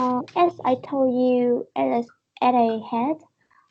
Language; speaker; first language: English; non-native, learner; Vietnamese